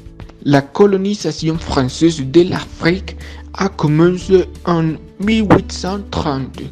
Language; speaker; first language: French; non-native, learner; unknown